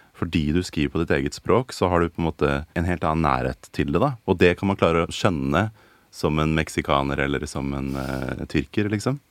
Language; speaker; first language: Norwegian; native; Norwegian